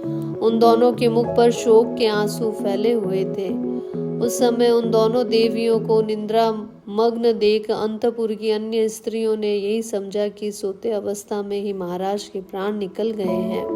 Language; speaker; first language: Hindi; native; Hindi